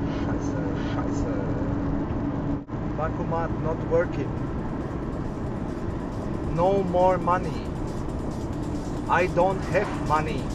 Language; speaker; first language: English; non-native, learner; German